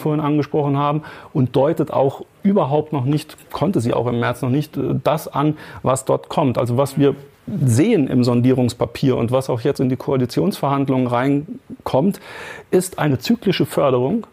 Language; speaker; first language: German; native; German